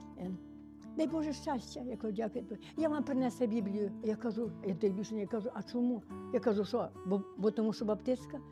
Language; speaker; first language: Ukrainian; native; Ukrainian